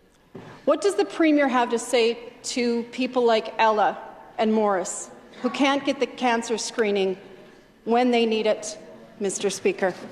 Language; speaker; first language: English; native; English